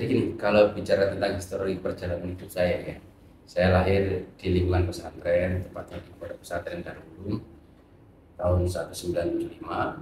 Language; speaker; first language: Indonesian; native; Indonesian